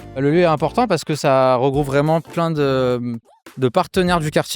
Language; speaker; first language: French; native; French